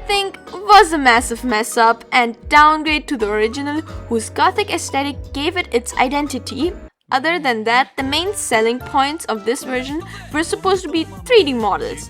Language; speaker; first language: English; native; English